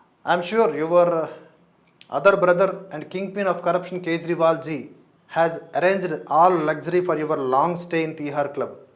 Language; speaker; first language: English; non-native, local second language; Telugu